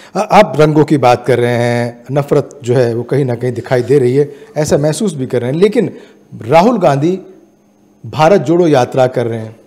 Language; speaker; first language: Hindi; native; Hindi